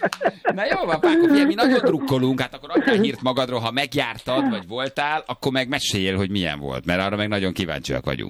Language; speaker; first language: Hungarian; native; Hungarian